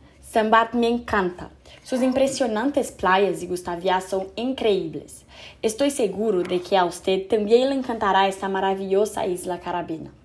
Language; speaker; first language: Spanish; non-native, learner; Portuguese